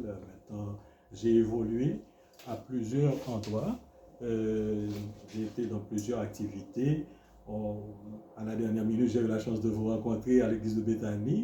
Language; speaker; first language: French; non-native, local second language; Haitian Creole